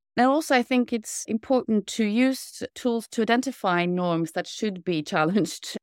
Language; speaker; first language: English; non-native, fluent; Norwegian